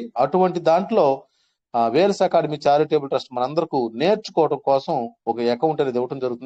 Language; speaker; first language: Telugu; native; Telugu